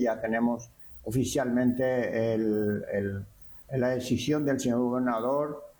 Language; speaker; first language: Spanish; native; Spanish